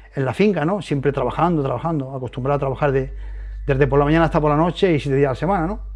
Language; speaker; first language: Spanish; native; Spanish